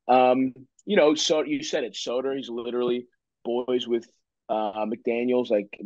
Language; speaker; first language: English; native; English